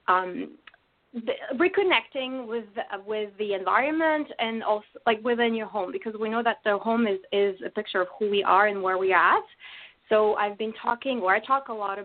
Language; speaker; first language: English; non-native, fluent; French